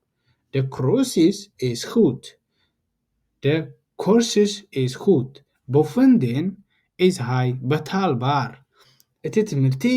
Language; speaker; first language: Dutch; non-native, fluent; Tigrinya